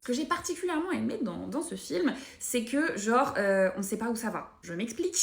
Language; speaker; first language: French; native; French